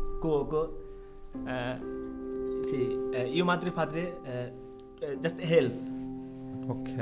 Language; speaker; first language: Italian; non-native, learner; Bangla